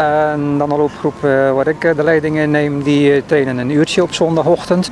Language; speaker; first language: Dutch; native; Dutch